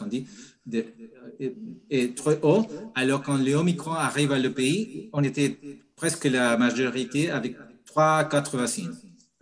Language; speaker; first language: French; non-native, fluent; Spanish